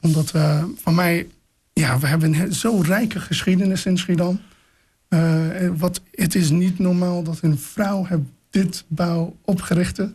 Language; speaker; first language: Dutch; non-native, fluent; English